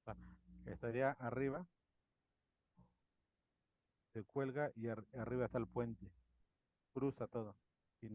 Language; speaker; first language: Spanish; native; Spanish